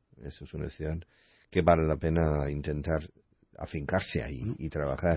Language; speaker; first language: Spanish; non-native, fluent; English